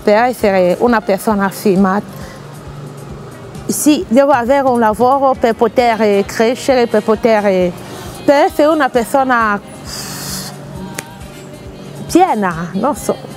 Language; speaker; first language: Italian; non-native, fluent; French